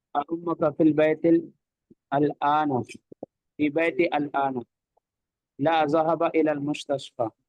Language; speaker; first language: Arabic; non-native, learner; Urdu